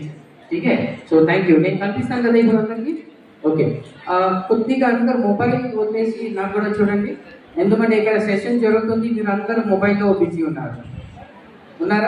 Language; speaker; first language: Telugu; non-native, local second language; Urdu